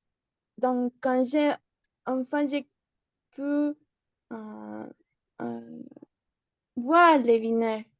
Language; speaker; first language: French; non-native, learner; Spanish